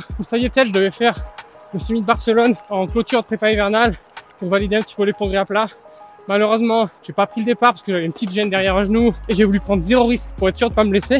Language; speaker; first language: French; native; French